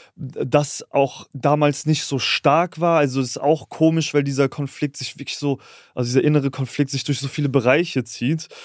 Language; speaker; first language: German; early bilingual, other home language; Kurdish